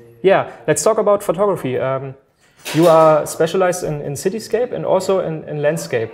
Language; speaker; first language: English; non-native, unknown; German